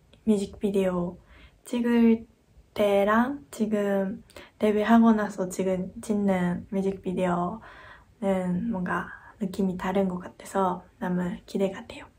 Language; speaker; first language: Korean; non-native, fluent; Japanese